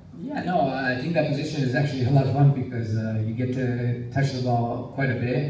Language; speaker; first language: English; native; English